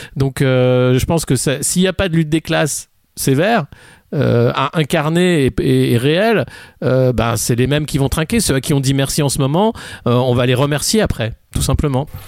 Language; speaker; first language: French; native; French